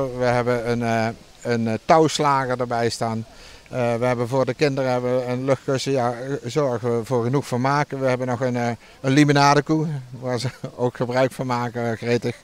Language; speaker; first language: Dutch; native; Dutch